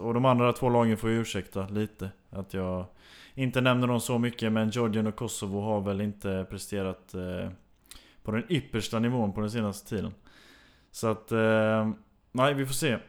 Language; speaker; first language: Swedish; native; Swedish